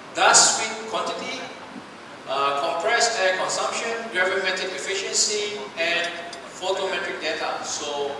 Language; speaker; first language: English; non-native, local second language; Chinese